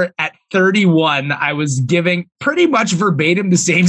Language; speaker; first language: English; native; English